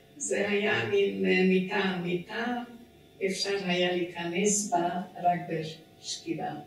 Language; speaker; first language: Hebrew; non-native, fluent; Romanian